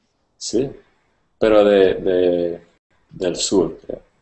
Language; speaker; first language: Spanish; non-native, learner; English